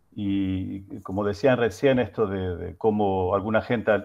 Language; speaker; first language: Spanish; native; Spanish